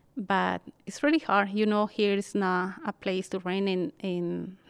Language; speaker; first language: English; non-native, fluent; Spanish